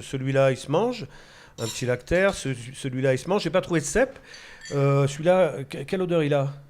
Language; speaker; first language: French; native; French